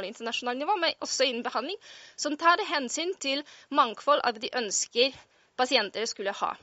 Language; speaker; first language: Norwegian; non-native, fluent; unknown